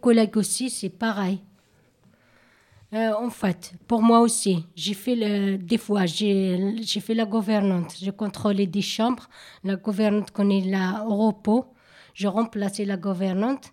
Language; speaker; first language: French; non-native, learner; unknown